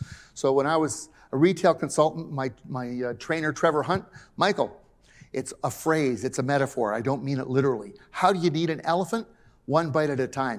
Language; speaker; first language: English; native; English